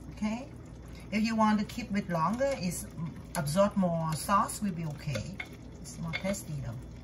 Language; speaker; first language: English; non-native, learner; Vietnamese